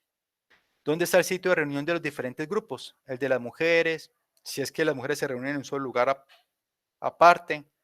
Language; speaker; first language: Spanish; native; Spanish